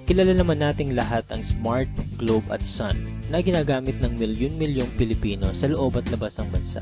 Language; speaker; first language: Filipino; native; Filipino